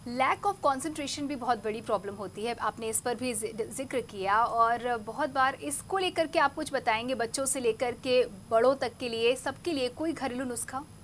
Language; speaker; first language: Hindi; native; Hindi